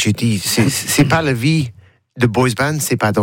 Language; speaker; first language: French; non-native, learner; English